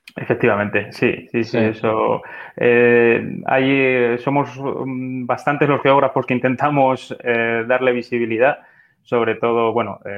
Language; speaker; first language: Spanish; native; Spanish